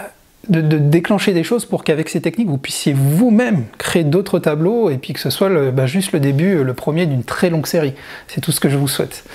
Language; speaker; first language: French; native; French